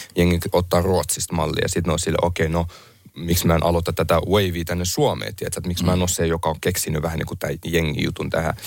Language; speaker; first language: Finnish; early bilingual, other home language; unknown